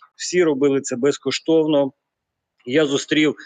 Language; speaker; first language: Ukrainian; native; Ukrainian